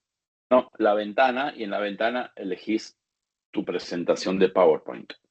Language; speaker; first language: Spanish; native; Spanish